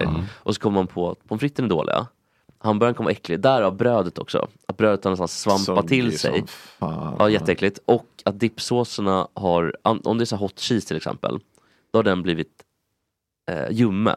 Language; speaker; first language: Swedish; native; Swedish